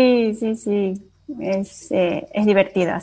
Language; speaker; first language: Spanish; non-native, fluent; Japanese